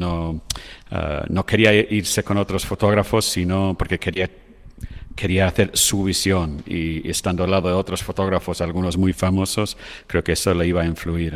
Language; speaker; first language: Spanish; non-native, fluent; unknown